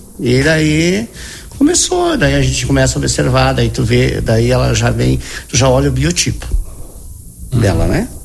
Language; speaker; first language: Portuguese; native; Portuguese